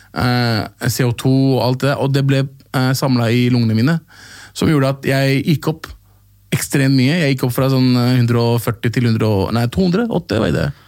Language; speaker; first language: Norwegian; early bilingual, other home language; Somali